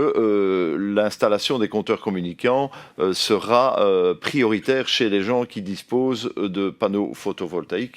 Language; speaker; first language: French; native; French